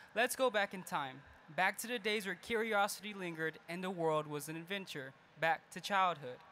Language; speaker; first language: English; early bilingual, other home language; Spanish